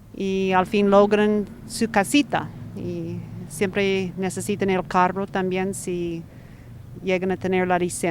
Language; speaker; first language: Spanish; non-native, fluent; English